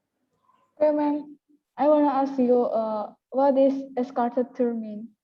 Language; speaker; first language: English; non-native, learner; Indonesian